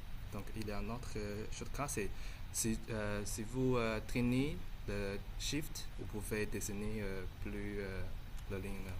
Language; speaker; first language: French; non-native, learner; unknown